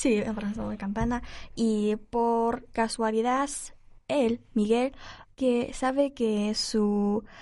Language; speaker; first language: Spanish; non-native, learner; Chinese